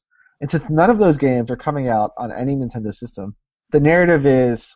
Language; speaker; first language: English; native; English